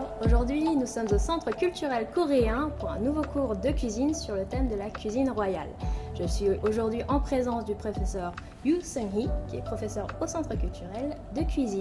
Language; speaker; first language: French; native; French